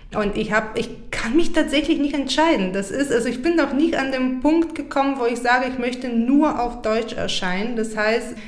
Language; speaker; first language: German; non-native, fluent; Bulgarian